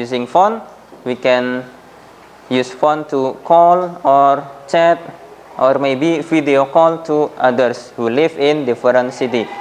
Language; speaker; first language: English; non-native, fluent; Indonesian